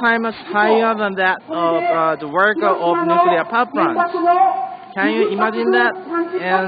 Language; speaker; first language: English; non-native, learner; Japanese